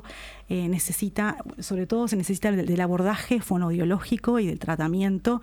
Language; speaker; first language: Spanish; native; Spanish